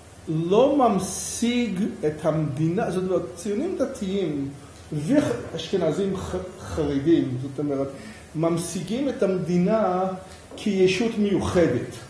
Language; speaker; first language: Hebrew; non-native, fluent; English